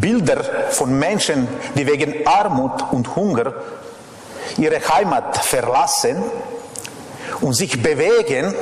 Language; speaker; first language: German; non-native, fluent; Serbian